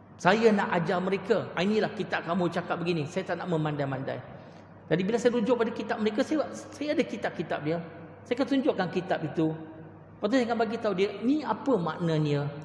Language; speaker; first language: Malay; non-native, local second language; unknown